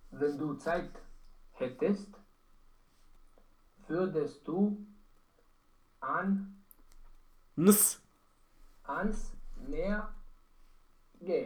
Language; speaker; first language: German; non-native, learner; Romanian